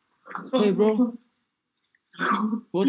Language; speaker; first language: English; non-native, learner; Indonesian